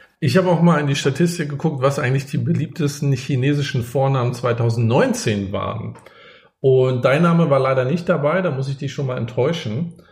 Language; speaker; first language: German; native; German